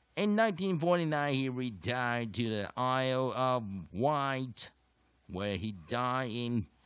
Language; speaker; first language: English; non-native, fluent; Chinese